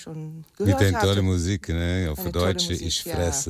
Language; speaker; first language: German; non-native, learner; Portuguese